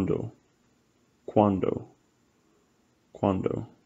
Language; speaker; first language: Portuguese; non-native, fluent; English